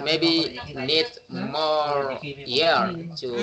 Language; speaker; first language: English; non-native, learner; Indonesian